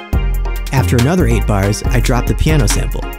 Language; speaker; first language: English; native; English